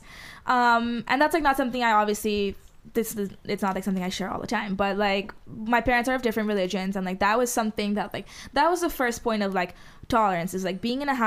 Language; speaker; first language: English; non-native, fluent; Hindi